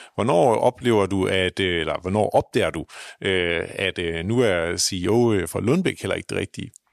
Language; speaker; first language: Danish; native; Danish